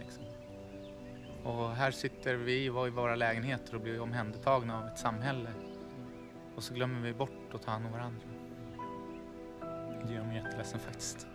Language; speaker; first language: Swedish; native; Swedish